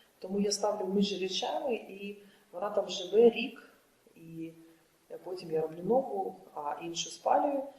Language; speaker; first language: Ukrainian; non-native, local second language; Russian